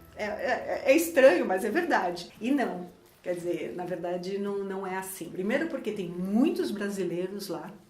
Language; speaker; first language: Portuguese; native; Portuguese